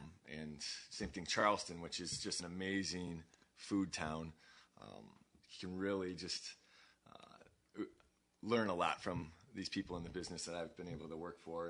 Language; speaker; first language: English; native; English